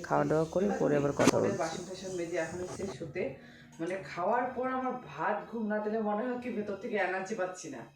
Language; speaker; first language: Bangla; non-native, local second language; Garo